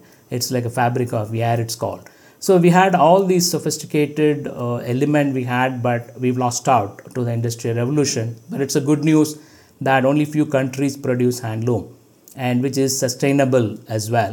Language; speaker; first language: English; non-native, local second language; Tamil